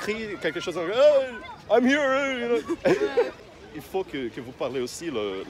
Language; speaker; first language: French; non-native, fluent; Portuguese